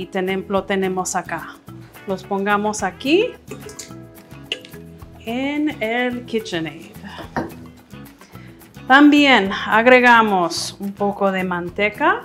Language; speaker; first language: Spanish; non-native, fluent; English